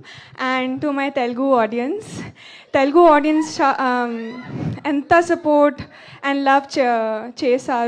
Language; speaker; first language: Telugu; non-native, learner; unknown